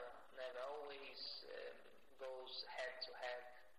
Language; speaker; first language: English; non-native, learner; Portuguese